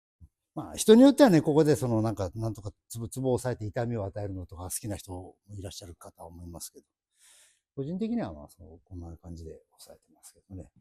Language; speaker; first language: Japanese; native; Japanese